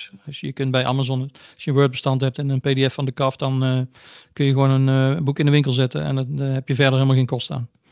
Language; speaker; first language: Dutch; native; Dutch